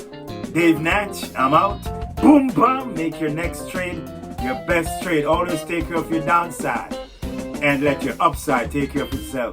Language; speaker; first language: English; native; English